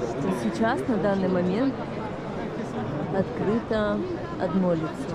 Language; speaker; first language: Russian; native; Russian